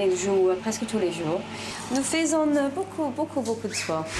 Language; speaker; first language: French; non-native, learner; English